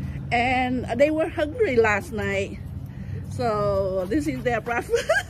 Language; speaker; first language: English; non-native, fluent; Vietnamese